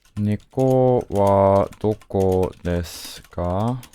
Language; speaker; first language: Japanese; non-native, learner; English